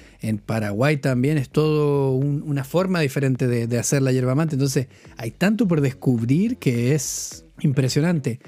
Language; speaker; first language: Spanish; native; Spanish